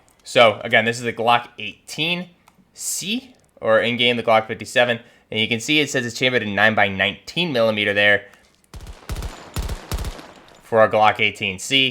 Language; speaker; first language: English; native; English